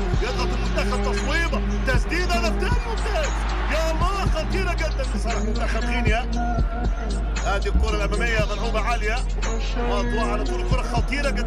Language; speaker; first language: Arabic; native; Arabic